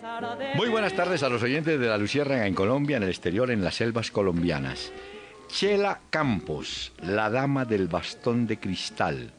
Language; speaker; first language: Spanish; native; Spanish